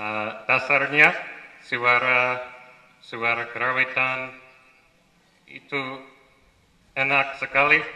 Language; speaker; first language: Indonesian; non-native, fluent; English